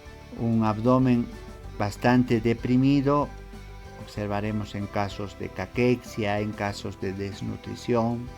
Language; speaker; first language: Spanish; native; Spanish